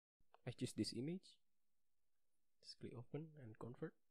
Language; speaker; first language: English; non-native, learner; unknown